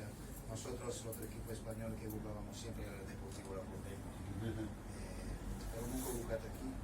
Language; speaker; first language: Spanish; non-native, fluent; Italian